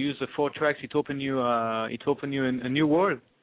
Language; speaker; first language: English; non-native, fluent; French